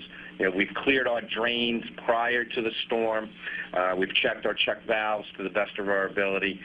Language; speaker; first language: English; native; English